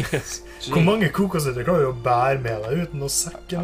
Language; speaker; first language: Norwegian; native; Norwegian